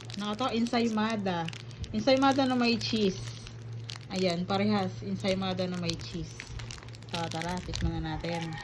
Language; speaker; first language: Filipino; native; Filipino